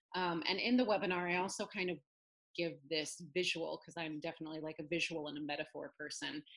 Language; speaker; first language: English; native; English